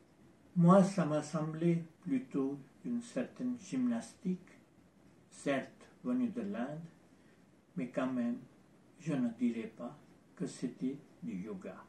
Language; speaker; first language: French; non-native, fluent; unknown